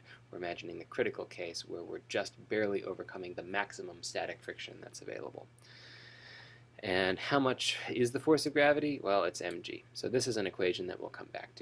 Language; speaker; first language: English; native; English